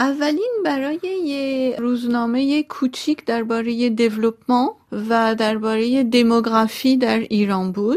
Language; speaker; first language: Persian; non-native, local second language; Armenian